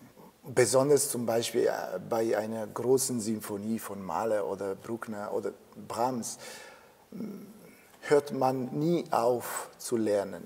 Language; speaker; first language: German; non-native, fluent; Italian